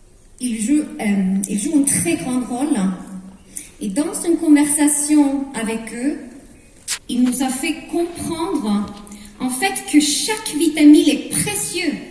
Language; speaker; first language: French; non-native, fluent; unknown